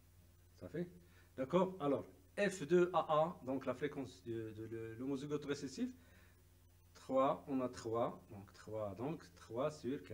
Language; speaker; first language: French; non-native, local second language; Arabic